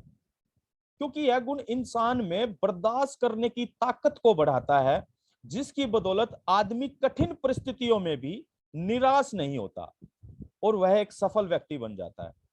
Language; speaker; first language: Hindi; native; Hindi